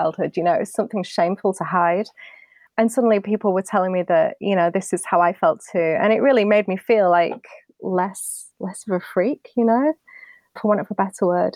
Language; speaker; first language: English; native; English